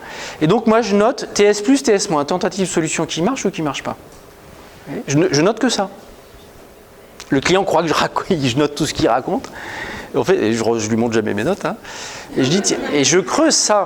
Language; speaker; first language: French; native; French